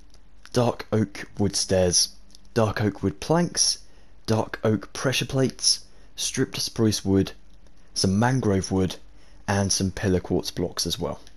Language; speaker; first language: English; native; English